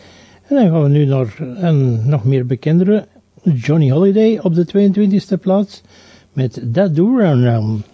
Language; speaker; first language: Dutch; native; Dutch